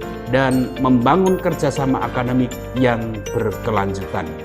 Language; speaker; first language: Indonesian; native; Indonesian